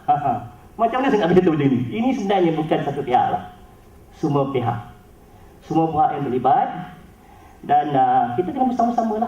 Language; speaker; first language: Malay; native; Malay